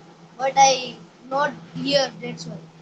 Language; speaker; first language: English; non-native, learner; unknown